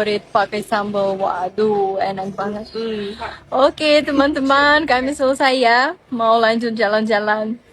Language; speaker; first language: Indonesian; non-native, fluent; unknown